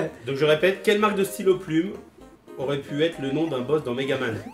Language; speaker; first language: French; native; French